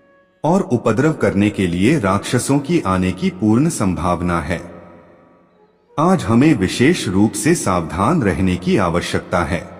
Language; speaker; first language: Hindi; native; Hindi